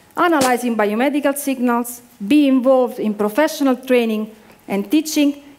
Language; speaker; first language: English; non-native, fluent; Italian